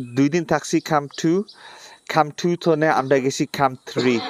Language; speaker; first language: Bangla; early bilingual, other home language; Sylheti